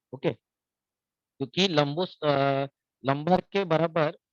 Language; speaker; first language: Hindi; non-native, local second language; Marathi